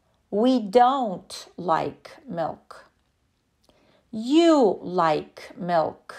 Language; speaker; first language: English; non-native, fluent; Polish